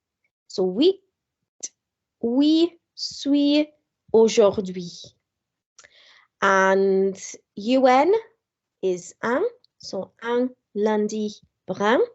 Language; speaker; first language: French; non-native, fluent; English